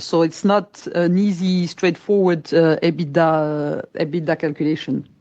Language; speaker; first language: English; non-native, fluent; French